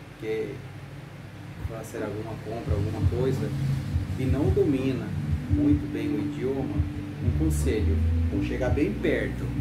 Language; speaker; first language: Portuguese; non-native, fluent; Spanish